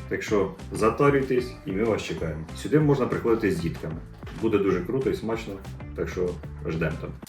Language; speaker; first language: Ukrainian; native; Ukrainian